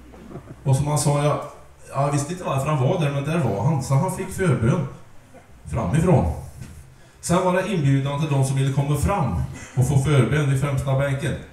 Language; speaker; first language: Swedish; native; Swedish